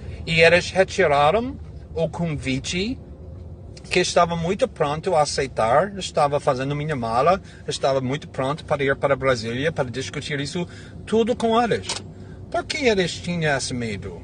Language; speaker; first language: Portuguese; non-native, fluent; English